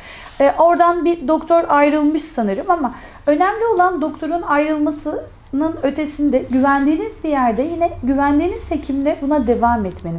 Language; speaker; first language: Turkish; native; Turkish